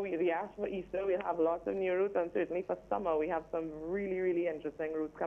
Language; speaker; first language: English; native; English